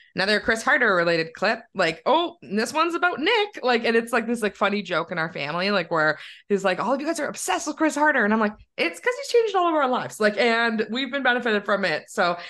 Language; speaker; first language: English; native; English